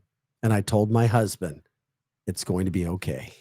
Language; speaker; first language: English; native; English